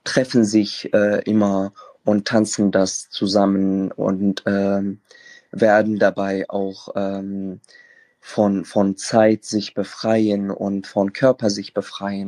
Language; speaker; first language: German; non-native, fluent; Arabic